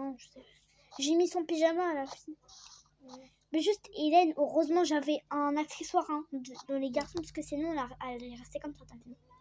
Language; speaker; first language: French; native; French